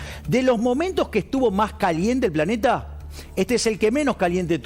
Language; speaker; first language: Spanish; native; Spanish